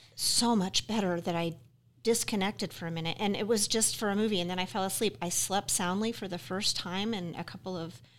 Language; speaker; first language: English; native; English